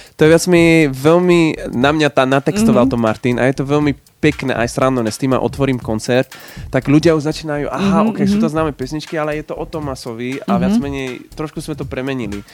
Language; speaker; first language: Slovak; non-native, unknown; Dutch